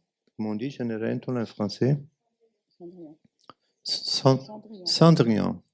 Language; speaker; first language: French; non-native, fluent; Italian